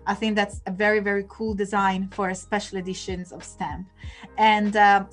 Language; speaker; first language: English; non-native, fluent; Italian